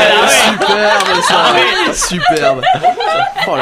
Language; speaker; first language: French; native; French